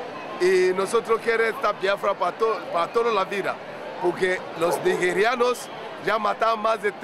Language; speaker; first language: Spanish; non-native, learner; Igbo